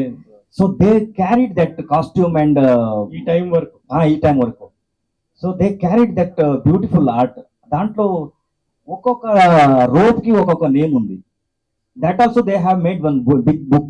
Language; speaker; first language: Telugu; non-native, learner; Kannada